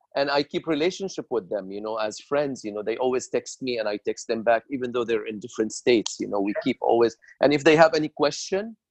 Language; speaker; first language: English; non-native, fluent; Arabic